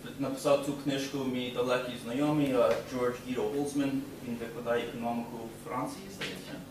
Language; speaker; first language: Ukrainian; early bilingual, heritage; Ukrainian